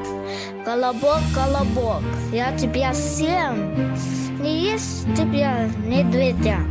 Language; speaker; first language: Russian; non-native, local second language; Yakut